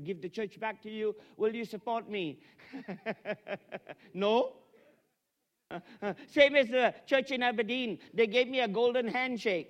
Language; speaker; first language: English; non-native, local second language; Tamil